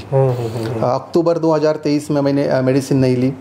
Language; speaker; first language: Hindi; non-native, local second language; Marathi